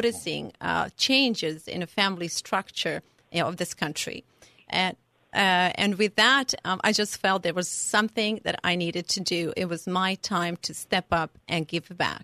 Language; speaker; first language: English; non-native, fluent; Serbian